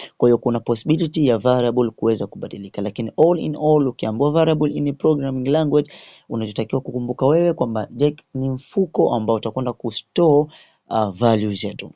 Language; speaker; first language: Swahili; native; Swahili